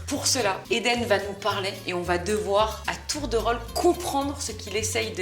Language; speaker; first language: French; native; French